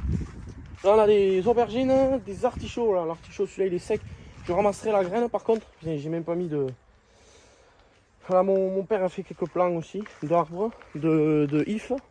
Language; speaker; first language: French; native; French